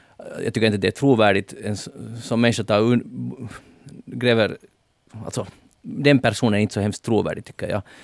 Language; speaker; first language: Swedish; native; Swedish